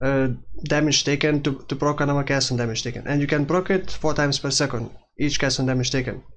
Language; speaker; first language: English; non-native, fluent; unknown